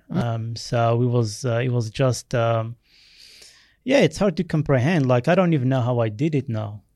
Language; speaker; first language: English; non-native, fluent; Berber languages